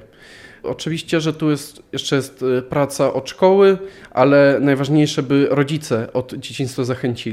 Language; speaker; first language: Polish; non-native, local second language; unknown